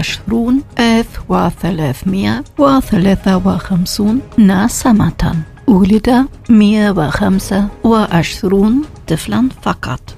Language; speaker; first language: Arabic; non-native, learner; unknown